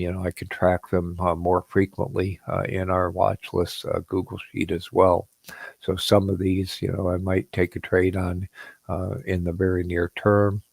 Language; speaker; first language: English; native; English